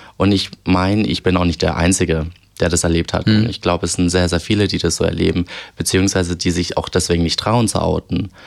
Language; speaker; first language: German; early bilingual, other home language; Albanian